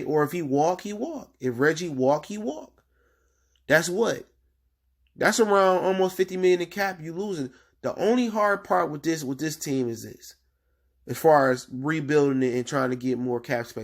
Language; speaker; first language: English; native; English